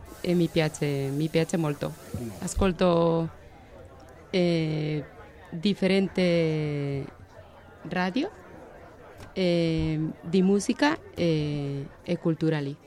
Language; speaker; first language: Italian; non-native, learner; Spanish